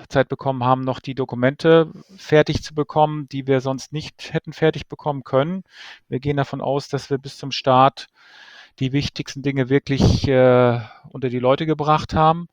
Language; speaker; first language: German; native; German